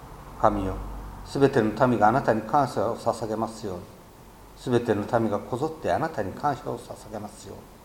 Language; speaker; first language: Japanese; native; Japanese